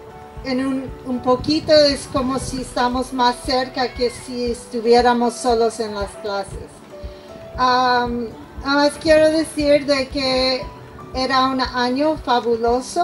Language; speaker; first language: Spanish; non-native, fluent; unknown